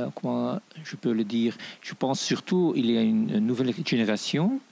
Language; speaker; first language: French; non-native, fluent; Dutch